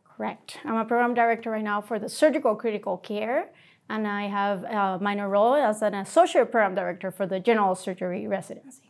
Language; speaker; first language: English; non-native, fluent; Spanish